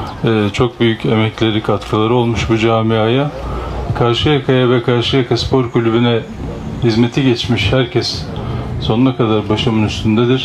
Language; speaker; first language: Turkish; native; Turkish